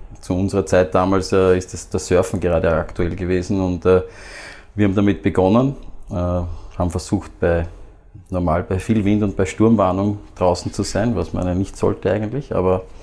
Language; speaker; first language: German; native; German